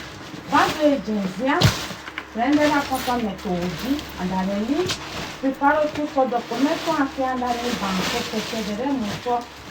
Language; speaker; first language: Italian; non-native, learner; Nigerian Pidgin